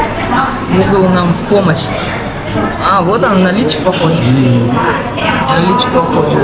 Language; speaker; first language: Russian; native; Russian